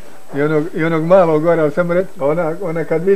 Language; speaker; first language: Croatian; native; Croatian